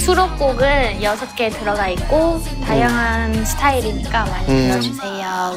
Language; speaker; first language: Korean; non-native, fluent; Chinese